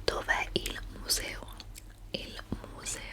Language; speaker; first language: Italian; early bilingual, heritage; English